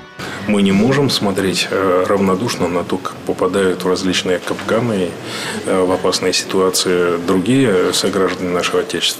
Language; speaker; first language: Russian; native; Russian